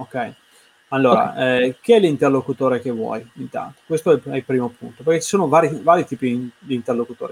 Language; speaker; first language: Italian; native; Italian